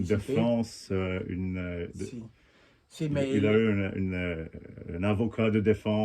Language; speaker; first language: French; non-native, fluent; English